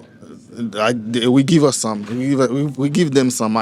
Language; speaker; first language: English; non-native, learner; Haitian Creole